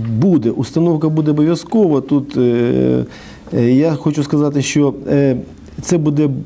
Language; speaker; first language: Ukrainian; native; Ukrainian